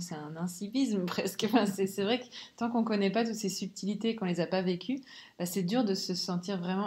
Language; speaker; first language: French; native; French